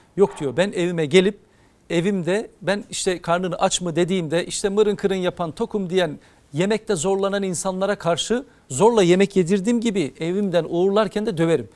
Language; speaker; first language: Turkish; native; Turkish